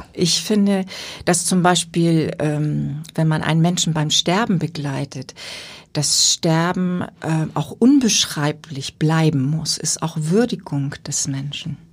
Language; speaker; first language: German; native; German